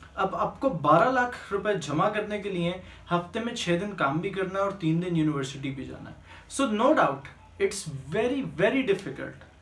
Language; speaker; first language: Urdu; native; Urdu